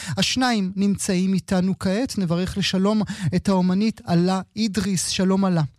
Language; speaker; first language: Hebrew; native; Hebrew